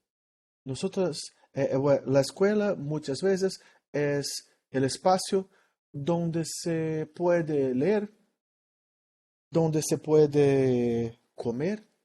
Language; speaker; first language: Spanish; non-native, learner; Portuguese